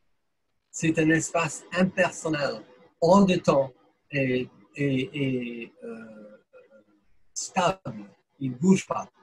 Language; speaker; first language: French; non-native, fluent; English